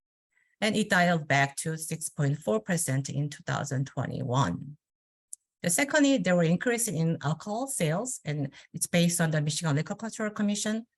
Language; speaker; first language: English; non-native, fluent; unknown